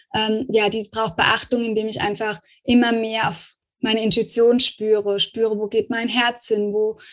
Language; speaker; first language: German; native; German